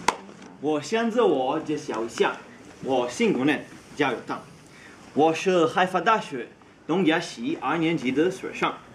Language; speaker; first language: Chinese; non-native, learner; Hebrew